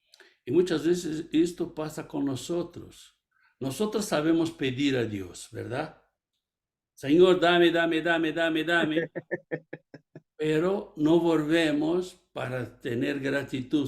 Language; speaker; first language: Spanish; non-native, fluent; Portuguese